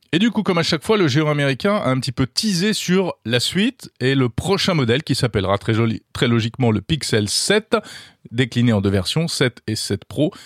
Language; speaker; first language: French; native; French